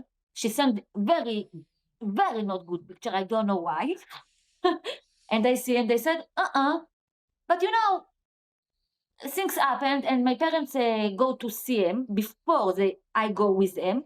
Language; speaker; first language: English; non-native, learner; Hebrew